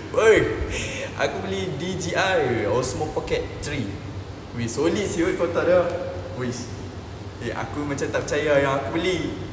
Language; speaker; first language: Malay; native; Malay